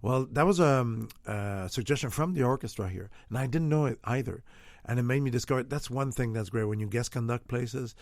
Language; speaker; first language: English; non-native, fluent; French